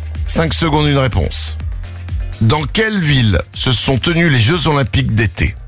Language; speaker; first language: French; native; French